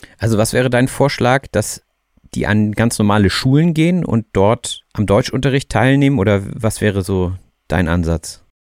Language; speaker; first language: German; native; German